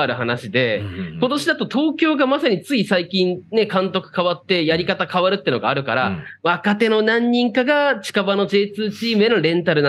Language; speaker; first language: Japanese; native; Japanese